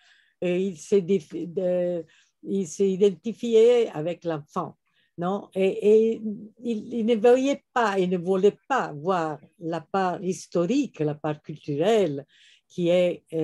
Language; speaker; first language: French; non-native, fluent; Italian